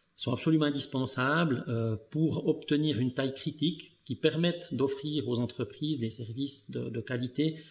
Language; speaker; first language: French; native; French